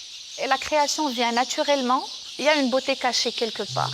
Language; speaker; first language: French; non-native, local second language; Arabic